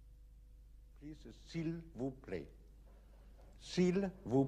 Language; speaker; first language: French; non-native, fluent; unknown